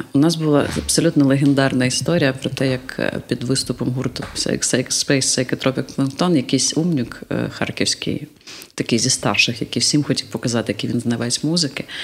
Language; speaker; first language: Ukrainian; non-native, local second language; Russian